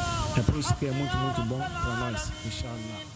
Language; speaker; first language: Portuguese; non-native, learner; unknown